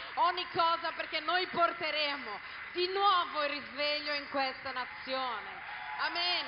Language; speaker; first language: Italian; non-native, fluent; Portuguese